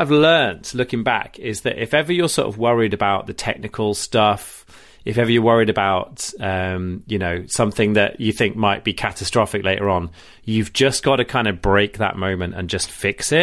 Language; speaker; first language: English; native; English